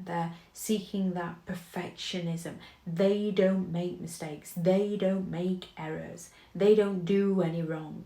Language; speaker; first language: English; native; English